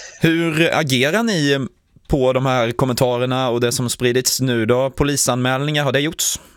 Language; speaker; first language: Swedish; native; Swedish